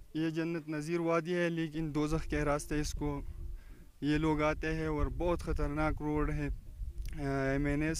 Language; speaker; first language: Urdu; non-native, local second language; Pashto